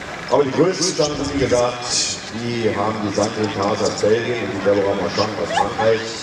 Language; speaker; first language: German; native; German